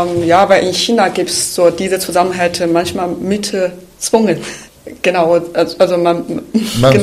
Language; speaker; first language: German; non-native, fluent; Chinese